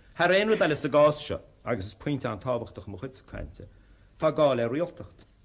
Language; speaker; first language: Irish; native; Irish